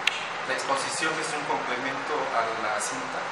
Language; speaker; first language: Spanish; native; Spanish